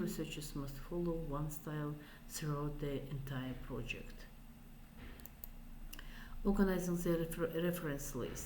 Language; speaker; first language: English; non-native, fluent; Kazakh